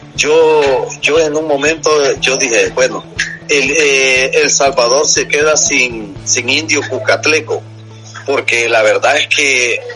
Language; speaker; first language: Spanish; native; Spanish